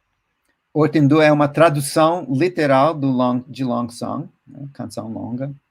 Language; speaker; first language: Portuguese; non-native, fluent; English